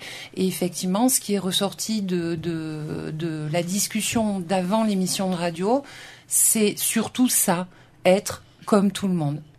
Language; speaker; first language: French; native; French